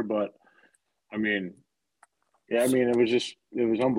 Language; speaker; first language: English; native; English